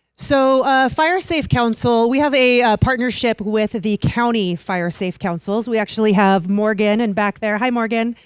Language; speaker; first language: English; native; English